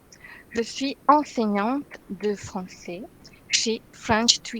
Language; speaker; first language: French; non-native, fluent; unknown